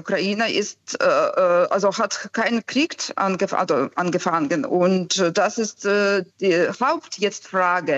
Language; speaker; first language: German; non-native, fluent; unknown